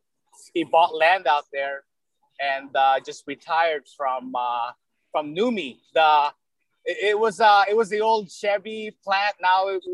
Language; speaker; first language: English; early bilingual, other home language; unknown